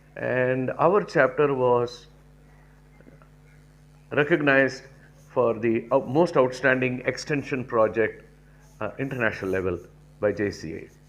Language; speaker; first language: English; non-native, local second language; Tamil